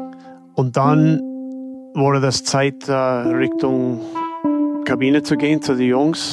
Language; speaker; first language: German; non-native, fluent; English